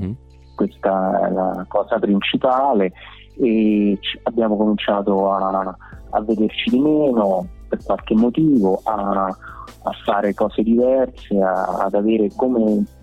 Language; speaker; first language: Italian; native; Italian